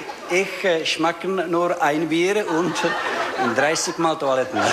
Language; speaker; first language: German; non-native, learner; Czech